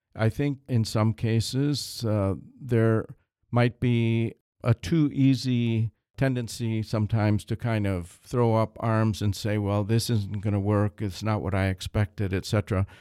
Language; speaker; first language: English; native; English